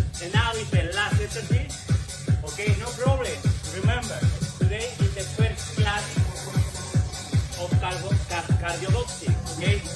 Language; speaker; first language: English; non-native, learner; Spanish